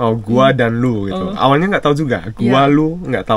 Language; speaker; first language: Indonesian; native; Indonesian